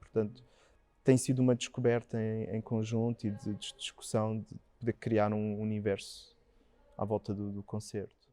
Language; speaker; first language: Portuguese; early bilingual, heritage; Portuguese